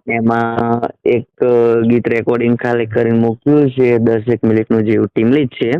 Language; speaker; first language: Gujarati; non-native, local second language; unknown